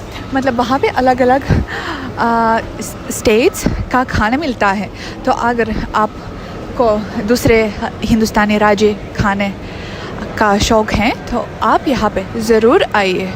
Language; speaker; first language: Hindi; non-native, fluent; Russian